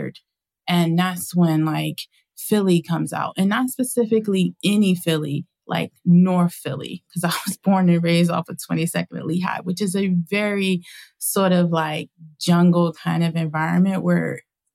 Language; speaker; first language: English; native; English